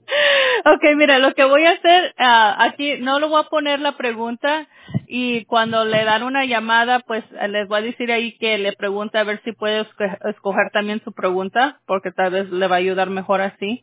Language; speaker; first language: Spanish; early bilingual, heritage; Spanish